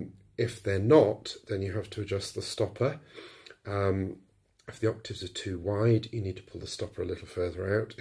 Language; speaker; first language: English; native; English